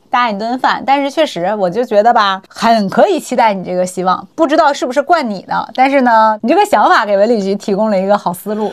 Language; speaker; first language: Chinese; native; Chinese